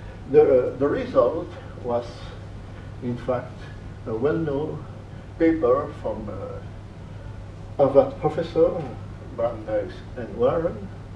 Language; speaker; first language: English; non-native, fluent; French